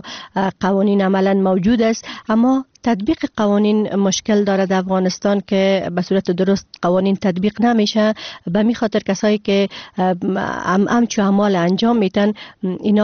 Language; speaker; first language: Persian; native; Persian